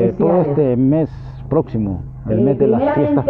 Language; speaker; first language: Spanish; native; Spanish